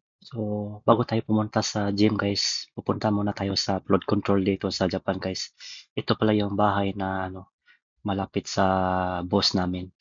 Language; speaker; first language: Filipino; native; Filipino